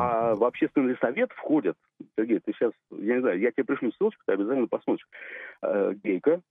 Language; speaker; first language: Russian; native; Russian